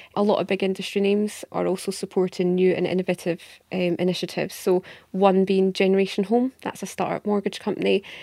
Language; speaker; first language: English; native; English